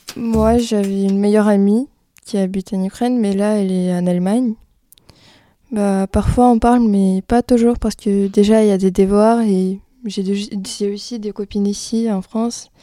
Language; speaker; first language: French; early bilingual, other home language; Ukrainian